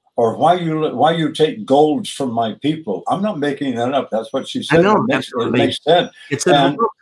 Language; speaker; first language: English; native; English